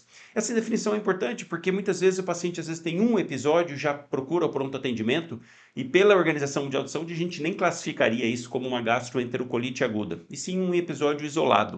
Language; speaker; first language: Portuguese; native; Portuguese